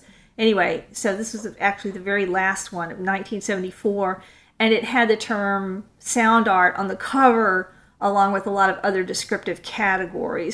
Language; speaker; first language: English; native; English